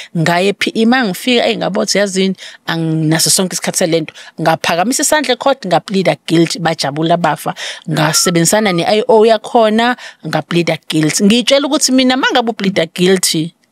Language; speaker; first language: Zulu; native; Zulu